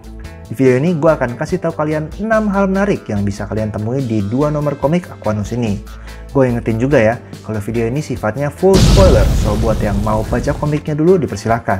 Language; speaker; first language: Indonesian; native; Indonesian